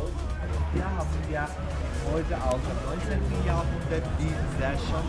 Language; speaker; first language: German; non-native, fluent; Armenian